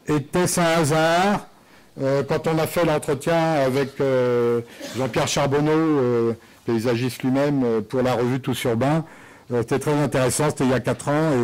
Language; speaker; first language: French; native; French